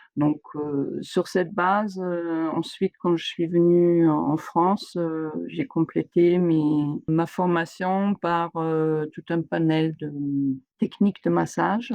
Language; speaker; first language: French; non-native, fluent; German